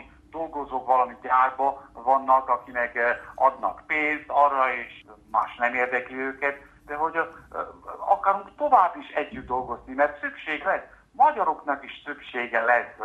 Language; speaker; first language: Hungarian; early bilingual, heritage; Hungarian